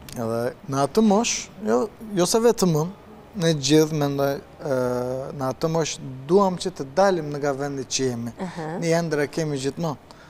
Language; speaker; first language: Albanian; non-native, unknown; Turkish